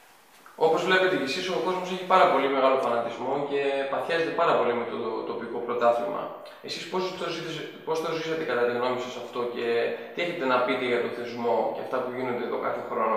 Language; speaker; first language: Greek; native; Greek